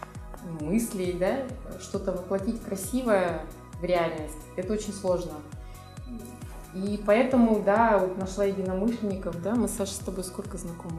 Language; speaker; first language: Russian; native; Russian